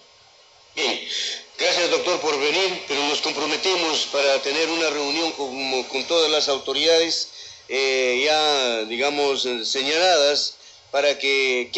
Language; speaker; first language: Spanish; native; Spanish